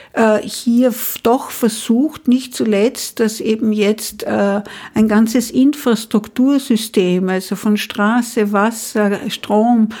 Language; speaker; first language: German; native; German